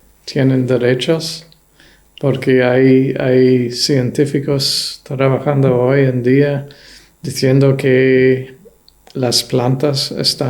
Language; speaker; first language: Spanish; non-native, fluent; English